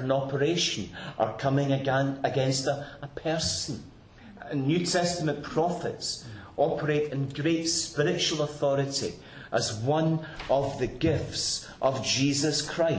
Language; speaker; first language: English; native; English